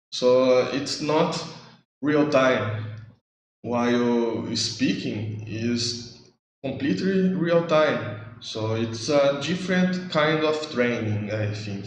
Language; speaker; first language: English; non-native, learner; Portuguese